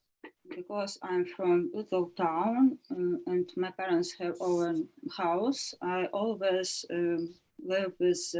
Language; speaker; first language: English; non-native, learner; Ukrainian